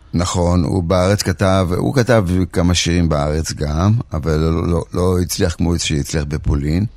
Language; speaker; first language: Hebrew; early bilingual, other home language; Polish